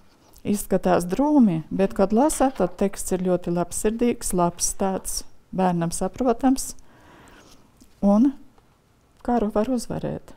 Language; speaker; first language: Latvian; native; Latvian